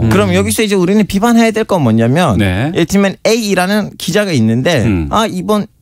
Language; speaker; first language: Korean; non-native, fluent; Turkish